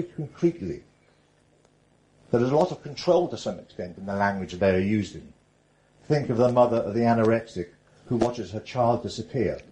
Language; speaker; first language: English; native; English